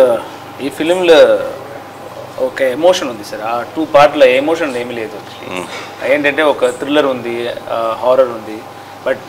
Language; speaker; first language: Telugu; non-native, learner; Tamil